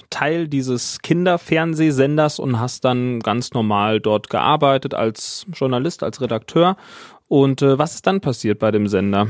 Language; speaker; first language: German; native; German